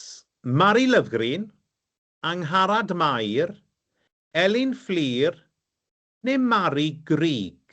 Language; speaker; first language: Welsh; native; Welsh